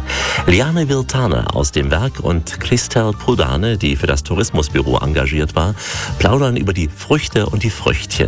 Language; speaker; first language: German; native; German